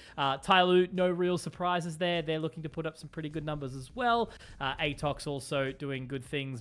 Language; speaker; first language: English; native; English